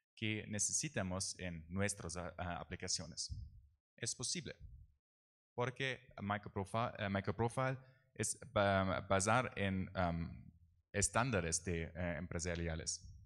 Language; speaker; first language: Spanish; non-native, learner; German